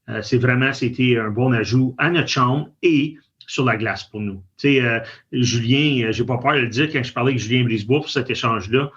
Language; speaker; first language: French; native; French